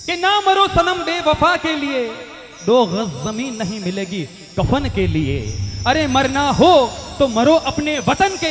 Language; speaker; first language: Hindi; native; Hindi